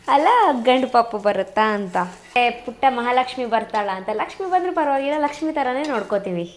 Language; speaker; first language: Kannada; non-native, local second language; Tulu